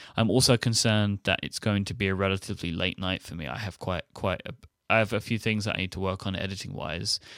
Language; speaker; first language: English; native; English